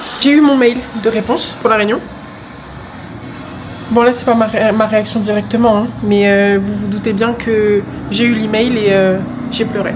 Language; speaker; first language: French; native; French